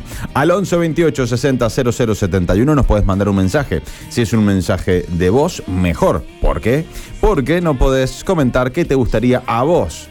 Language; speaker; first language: Spanish; native; Spanish